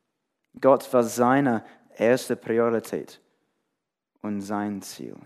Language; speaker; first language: German; non-native, fluent; English